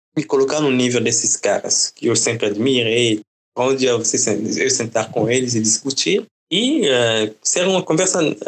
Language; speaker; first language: Portuguese; non-native, fluent; French